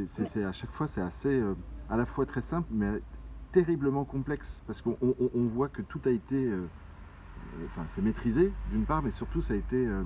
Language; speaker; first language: French; native; French